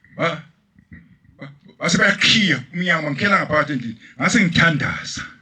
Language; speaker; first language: Zulu; native; Zulu